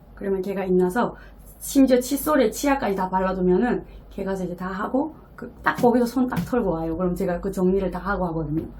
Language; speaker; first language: Korean; native; Korean